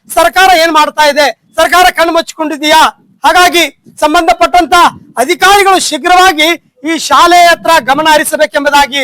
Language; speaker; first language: Kannada; native; Kannada